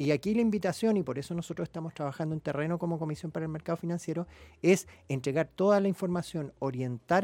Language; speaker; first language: Spanish; native; Spanish